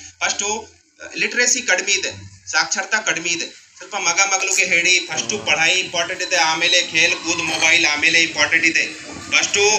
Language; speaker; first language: Kannada; non-native, learner; Hindi